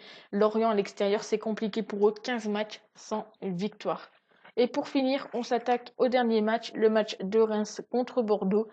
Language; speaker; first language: French; native; French